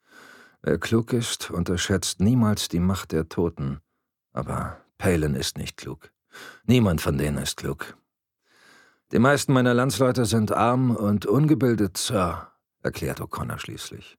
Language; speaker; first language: German; native; German